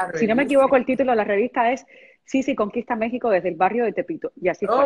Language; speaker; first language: Spanish; native; Spanish